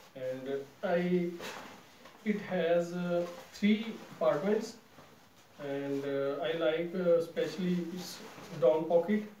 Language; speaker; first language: English; non-native, local second language; Urdu